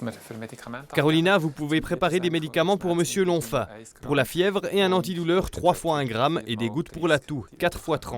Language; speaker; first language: French; native; French